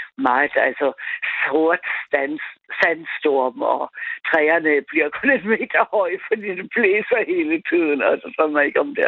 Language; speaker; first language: Danish; non-native, fluent; German